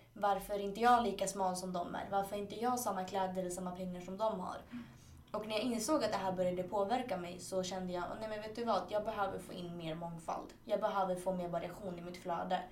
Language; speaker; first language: Swedish; early bilingual, other home language; Spanish